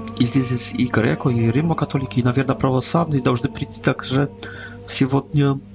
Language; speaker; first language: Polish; non-native, learner; Russian